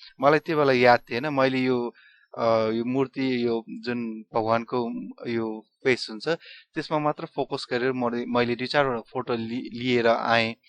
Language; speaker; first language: Nepali; non-native, local second language; Newari